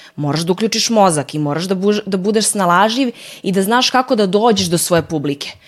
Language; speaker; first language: Serbian; early bilingual, heritage; Serbian